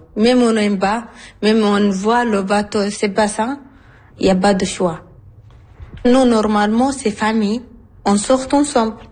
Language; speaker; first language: French; non-native, learner; Arabic